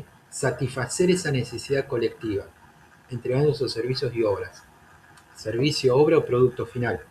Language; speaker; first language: Spanish; native; Spanish